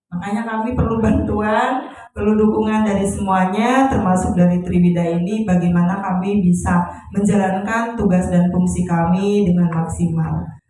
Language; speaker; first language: Indonesian; non-native, local second language; Sundanese